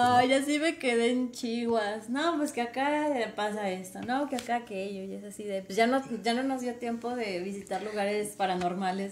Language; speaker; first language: Spanish; native; Spanish